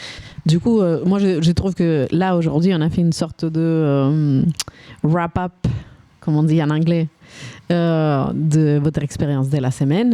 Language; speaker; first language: French; native; French